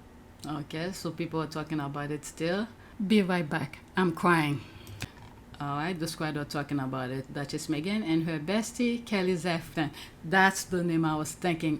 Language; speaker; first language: English; native; English